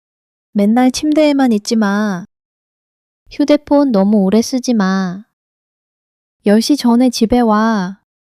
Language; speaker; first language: Korean; early bilingual, heritage; English